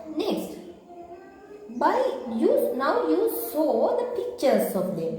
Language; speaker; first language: English; non-native, local second language; Sinhala